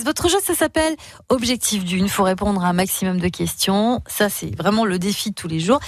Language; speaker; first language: French; native; French